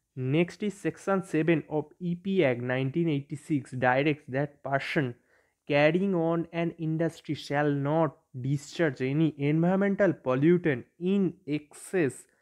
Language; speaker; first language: English; non-native, local second language; Bangla